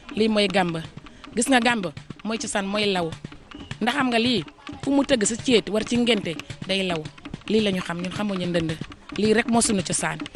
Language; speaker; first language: Wolof; non-native, local second language; Serer